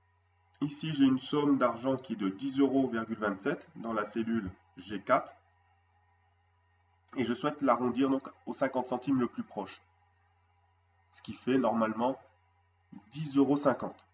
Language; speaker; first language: French; native; French